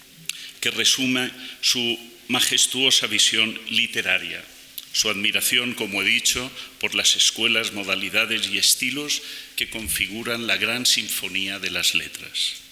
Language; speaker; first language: Spanish; native; Spanish